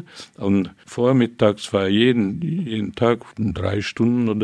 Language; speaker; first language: German; non-native, fluent; Hungarian